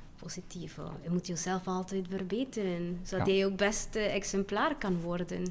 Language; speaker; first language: Dutch; non-native, fluent; Spanish